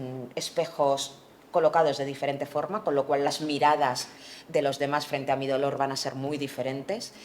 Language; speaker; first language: Spanish; native; Spanish